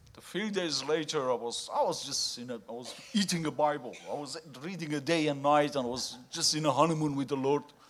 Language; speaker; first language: English; non-native, fluent; Persian